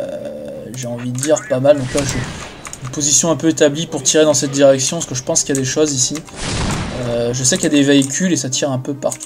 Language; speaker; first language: French; native; French